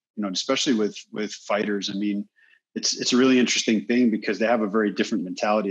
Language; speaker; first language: English; native; English